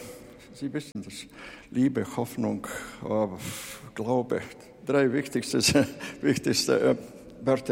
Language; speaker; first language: German; non-native, learner; Latvian